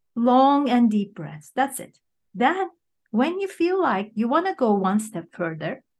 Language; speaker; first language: English; non-native, fluent; Turkish